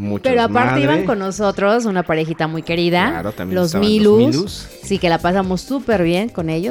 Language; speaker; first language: Spanish; native; Spanish